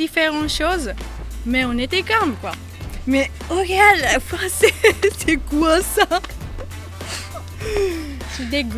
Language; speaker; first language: French; non-native, learner; Japanese